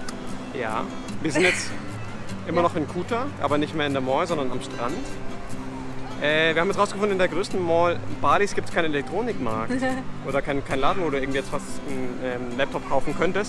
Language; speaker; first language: German; native; German